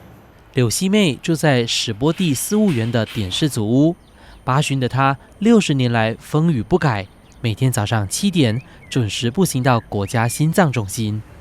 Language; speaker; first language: Chinese; native; Chinese